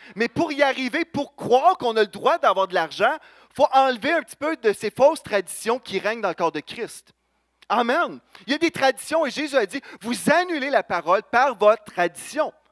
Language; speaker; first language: French; native; French